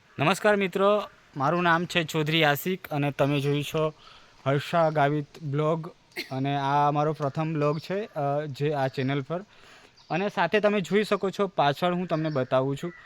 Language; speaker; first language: Gujarati; non-native, local second language; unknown